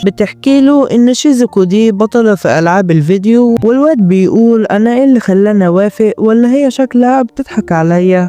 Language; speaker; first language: Arabic; native; Arabic